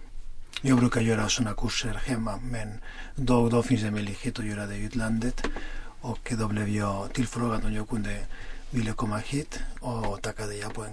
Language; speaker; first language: Swedish; non-native, fluent; Spanish